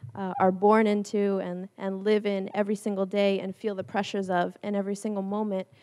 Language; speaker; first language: English; native; English